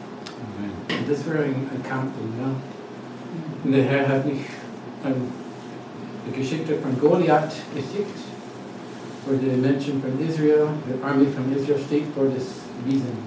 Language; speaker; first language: German; non-native, learner; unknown